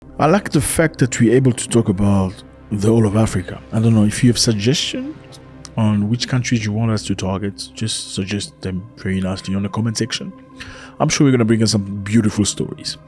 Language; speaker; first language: English; non-native, fluent; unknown